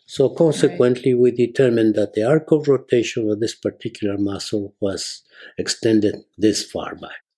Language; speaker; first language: English; non-native, fluent; Spanish